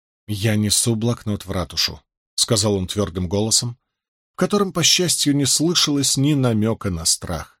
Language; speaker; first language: Russian; native; Russian